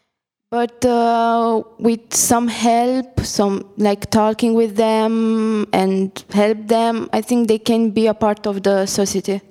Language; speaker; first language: English; non-native, fluent; Italian